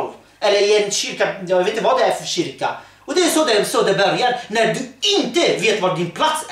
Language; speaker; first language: Swedish; early bilingual, other home language; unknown